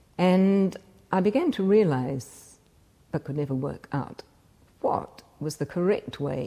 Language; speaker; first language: English; native; English